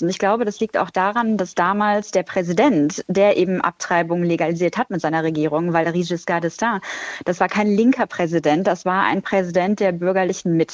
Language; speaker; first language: German; native; German